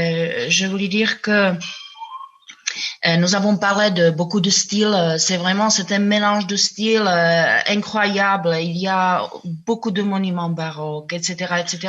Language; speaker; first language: French; non-native, fluent; Czech